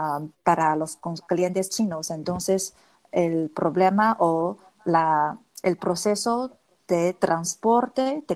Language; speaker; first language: Spanish; non-native, fluent; Chinese